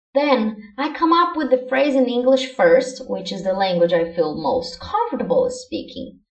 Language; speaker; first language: English; non-native, fluent; Portuguese